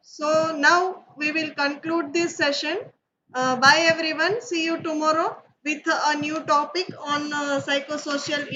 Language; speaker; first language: English; non-native, local second language; Gujarati